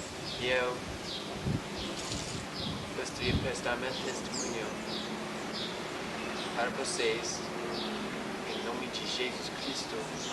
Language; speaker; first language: Portuguese; non-native, learner; English